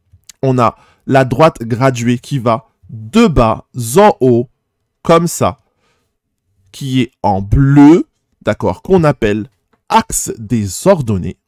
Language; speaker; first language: French; native; French